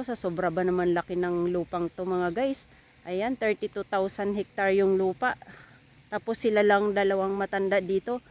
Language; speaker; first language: Filipino; native; Filipino